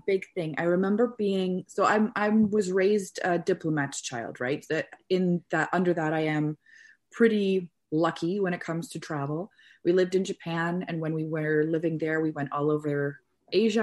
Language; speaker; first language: English; native; English